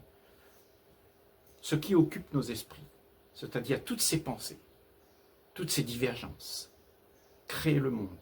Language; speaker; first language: French; native; French